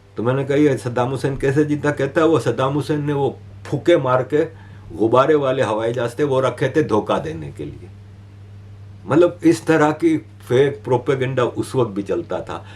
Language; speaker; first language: Hindi; native; Hindi